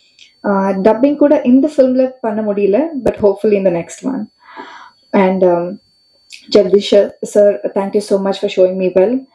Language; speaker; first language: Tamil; non-native, learner; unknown